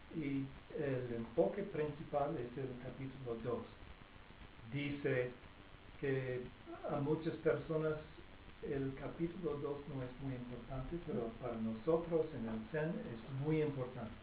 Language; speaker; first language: Spanish; non-native, fluent; English